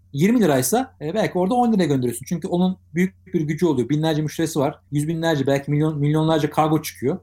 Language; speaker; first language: Turkish; native; Turkish